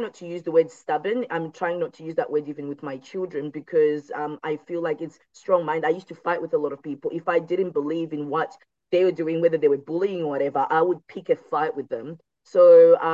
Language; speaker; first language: English; non-native, local second language; Shona